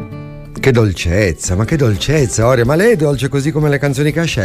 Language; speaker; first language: Italian; native; Italian